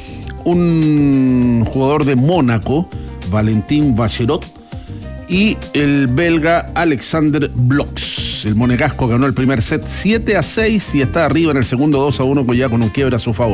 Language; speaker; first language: Spanish; native; Spanish